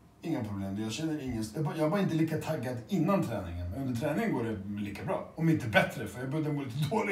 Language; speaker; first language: Swedish; early bilingual, other home language; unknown